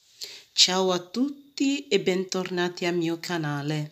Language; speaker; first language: Italian; non-native, fluent; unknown